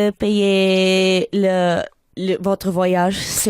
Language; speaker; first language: French; non-native, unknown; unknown